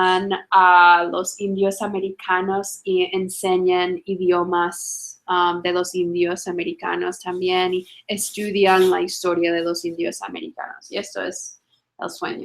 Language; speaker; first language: Spanish; non-native, fluent; English